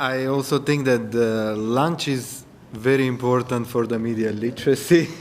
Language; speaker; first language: English; non-native, fluent; Macedonian